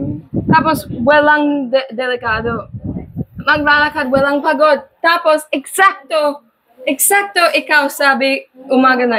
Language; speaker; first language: Filipino; non-native, learner; English